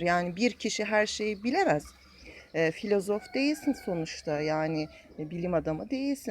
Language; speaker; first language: Turkish; native; Turkish